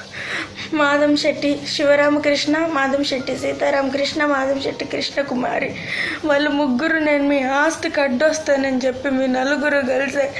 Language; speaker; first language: Telugu; native; Telugu